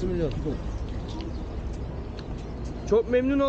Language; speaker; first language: Turkish; native; Turkish